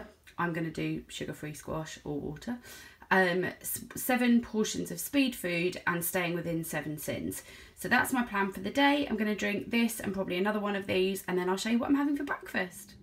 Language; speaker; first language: English; native; English